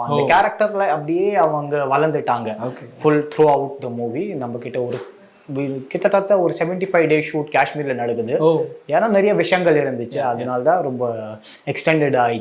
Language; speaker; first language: Tamil; non-native, learner; Kashmiri